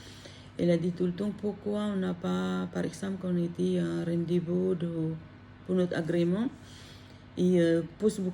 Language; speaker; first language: French; non-native, learner; Filipino